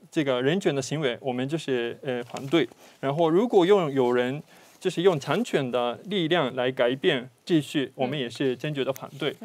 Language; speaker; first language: Chinese; non-native, fluent; Japanese